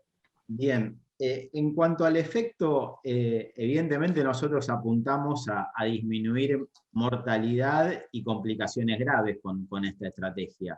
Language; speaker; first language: Spanish; native; Spanish